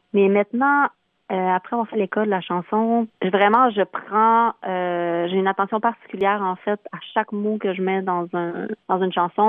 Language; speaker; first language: French; native; French